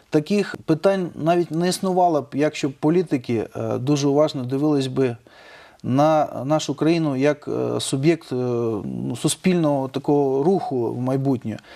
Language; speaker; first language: Ukrainian; non-native, local second language; Russian